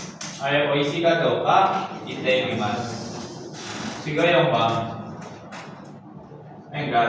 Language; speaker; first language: Indonesian; native; Indonesian